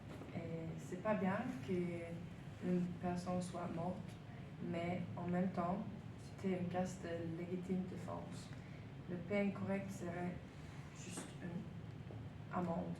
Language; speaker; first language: French; non-native, learner; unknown